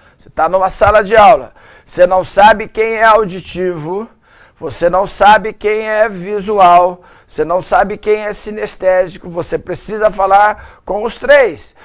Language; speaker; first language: Portuguese; native; Portuguese